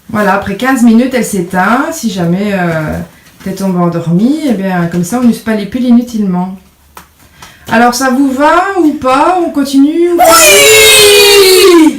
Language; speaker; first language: French; native; French